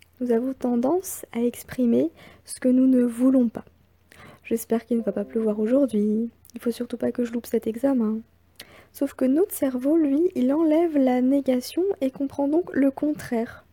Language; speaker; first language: French; native; French